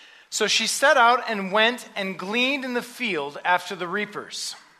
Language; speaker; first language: English; native; English